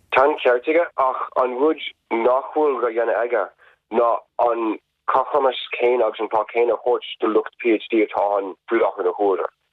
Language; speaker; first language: Irish; non-native, fluent; English